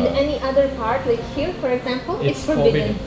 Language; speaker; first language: English; non-native, fluent; Polish